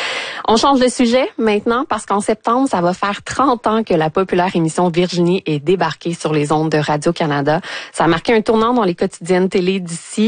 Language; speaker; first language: French; native; French